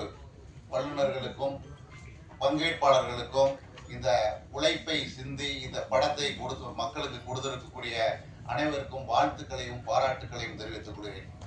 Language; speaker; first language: Tamil; native; Tamil